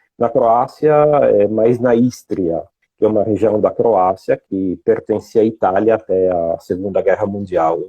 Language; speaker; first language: Portuguese; non-native, fluent; Italian